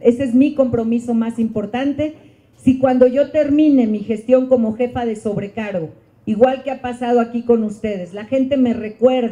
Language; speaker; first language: Spanish; native; Spanish